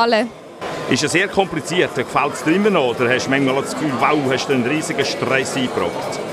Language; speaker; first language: German; native; German